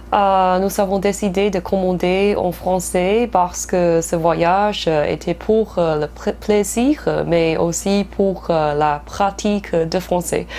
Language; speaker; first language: French; non-native, fluent; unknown